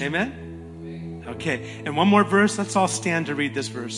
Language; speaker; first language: English; native; English